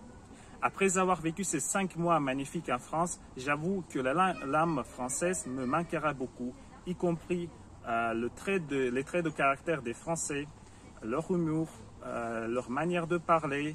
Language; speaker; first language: French; non-native, fluent; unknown